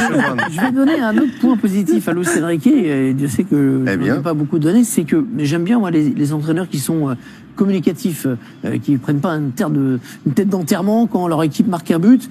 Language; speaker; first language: French; native; French